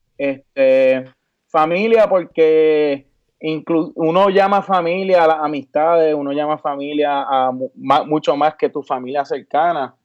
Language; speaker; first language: Spanish; native; Spanish